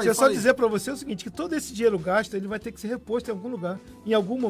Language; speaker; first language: Portuguese; native; Portuguese